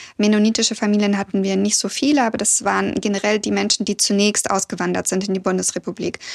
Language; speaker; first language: German; early bilingual, other home language; Russian